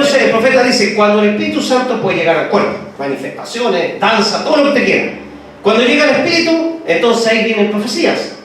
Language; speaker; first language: Spanish; native; Spanish